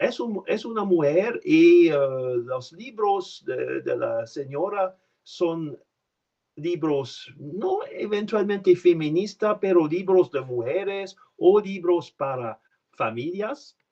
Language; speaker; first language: Spanish; non-native, learner; French